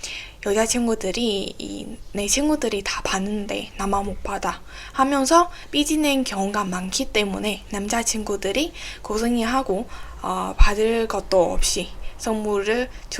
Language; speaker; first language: Korean; non-native, fluent; Burmese